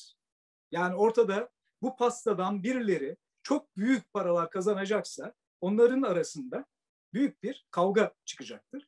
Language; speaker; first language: Turkish; native; Turkish